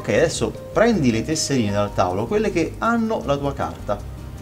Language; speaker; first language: Italian; native; Italian